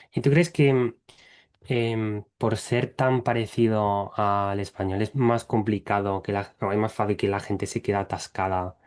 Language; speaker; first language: Spanish; non-native, fluent; English